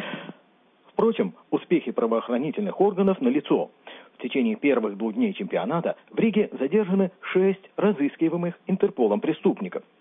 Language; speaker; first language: Russian; native; Russian